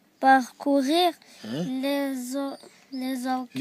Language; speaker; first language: French; non-native, learner; Arabic